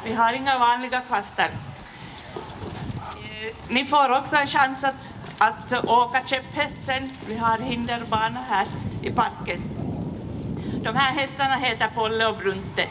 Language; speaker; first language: Swedish; native; Swedish